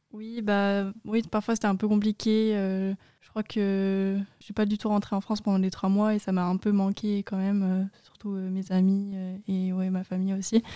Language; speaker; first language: French; native; French